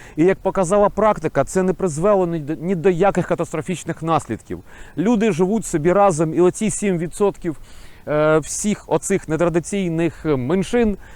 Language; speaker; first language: Ukrainian; native; Ukrainian